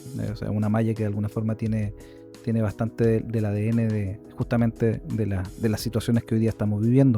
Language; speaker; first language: Spanish; native; Spanish